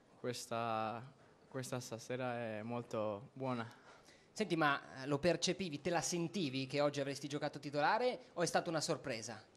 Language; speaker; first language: Italian; native; Italian